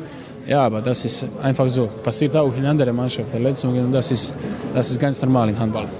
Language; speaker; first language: German; non-native, fluent; Croatian